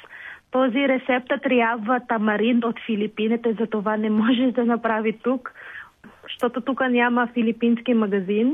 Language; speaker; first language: Bulgarian; non-native, learner; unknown